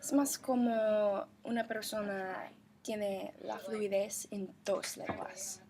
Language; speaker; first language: Spanish; non-native, learner; English